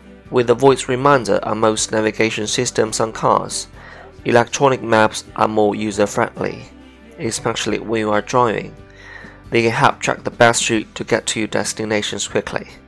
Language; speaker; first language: English; non-native, fluent; Chinese